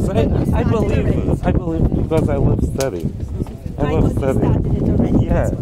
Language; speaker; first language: English; non-native, learner; Portuguese